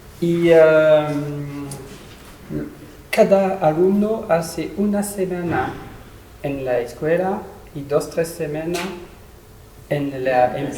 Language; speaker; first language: Spanish; non-native, learner; French